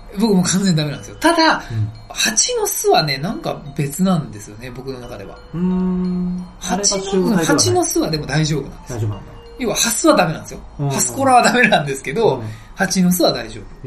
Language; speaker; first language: Japanese; native; Japanese